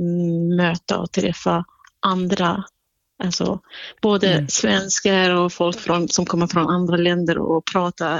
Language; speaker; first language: Swedish; non-native, fluent; Central Kurdish